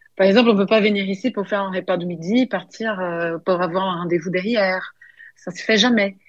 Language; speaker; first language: French; non-native, fluent; Portuguese